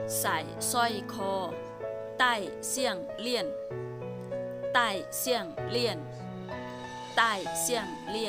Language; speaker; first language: Chinese; non-native, fluent; Thai